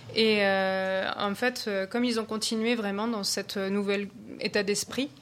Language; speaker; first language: French; native; French